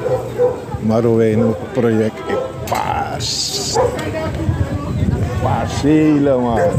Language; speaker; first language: Dutch; non-native, local second language; Sranan Tongo